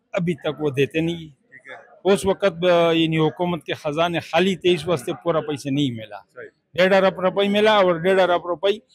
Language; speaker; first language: Urdu; non-native, local second language; Pashto